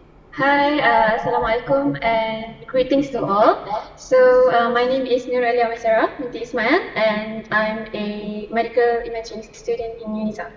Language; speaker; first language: English; non-native, local second language; Malay